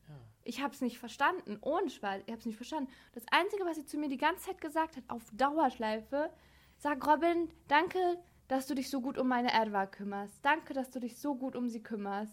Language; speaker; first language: German; native; German